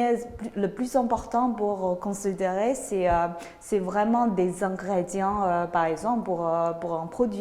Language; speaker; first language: French; non-native, fluent; Chinese